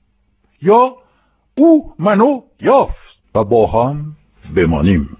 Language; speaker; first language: Persian; non-native, fluent; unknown